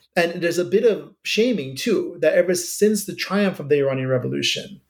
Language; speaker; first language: English; early bilingual, other home language; Persian